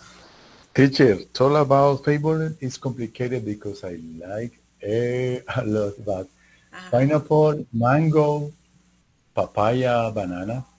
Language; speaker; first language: English; non-native, learner; Spanish